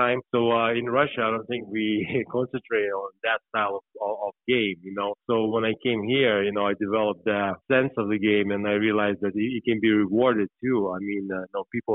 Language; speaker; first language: English; non-native, fluent; Lithuanian